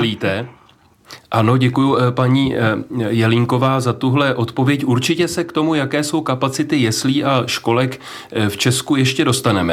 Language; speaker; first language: Czech; native; Czech